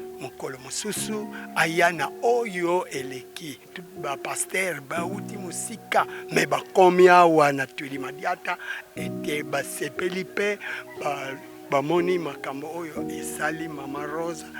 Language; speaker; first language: Lingala; non-native, local second language; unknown